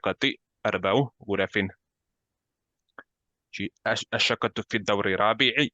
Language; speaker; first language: Arabic; non-native, fluent; Bosnian